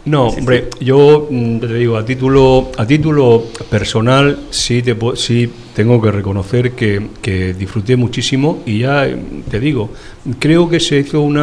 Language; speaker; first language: Spanish; native; Spanish